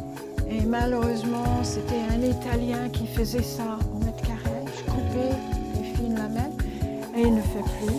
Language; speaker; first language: French; non-native, fluent; English